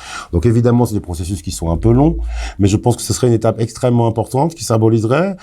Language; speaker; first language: French; native; French